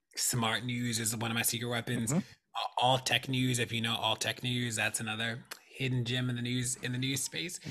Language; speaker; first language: English; native; English